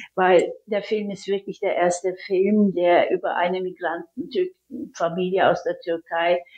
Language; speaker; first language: German; early bilingual, other home language; Turkish